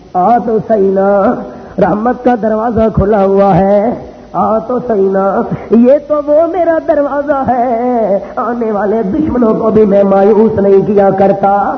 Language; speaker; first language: Urdu; non-native, local second language; Punjabi